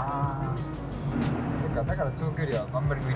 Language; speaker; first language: Japanese; native; Japanese